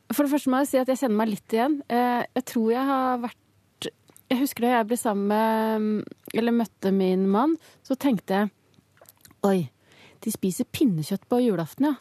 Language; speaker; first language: Norwegian; native; Norwegian